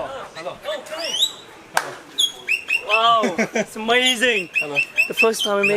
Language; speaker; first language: English; non-native, learner; Vietnamese